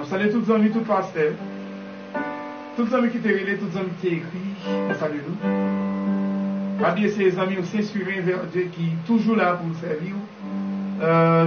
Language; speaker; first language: French; native; French